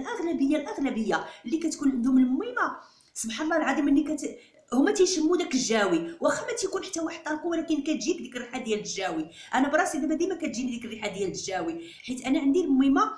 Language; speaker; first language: Arabic; native; Arabic